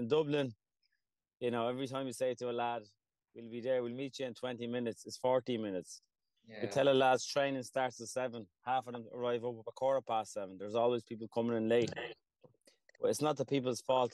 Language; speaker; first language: English; early bilingual, other home language; Kurdish